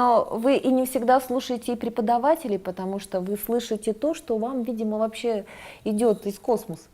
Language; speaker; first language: Russian; native; Russian